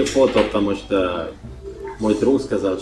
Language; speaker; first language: Russian; non-native, learner; Indonesian